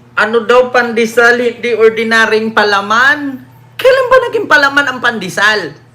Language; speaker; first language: Filipino; non-native, local second language; Cebuano